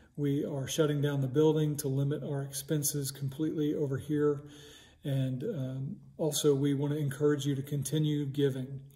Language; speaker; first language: English; native; English